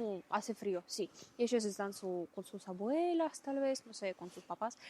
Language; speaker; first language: Spanish; non-native, learner; Russian